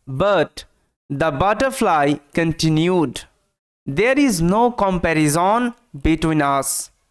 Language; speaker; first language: English; non-native, local second language; Bangla